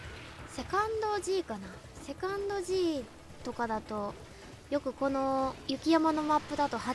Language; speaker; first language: Japanese; native; Japanese